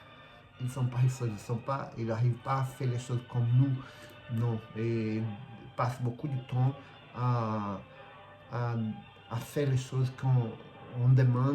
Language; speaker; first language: French; non-native, fluent; Portuguese